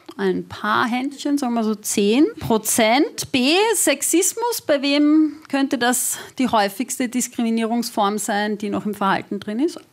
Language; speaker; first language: German; native; German